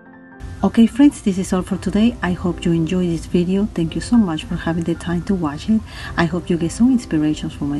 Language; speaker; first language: English; non-native, fluent; Spanish